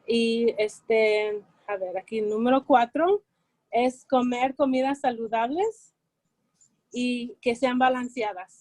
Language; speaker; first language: Spanish; early bilingual, heritage; Spanish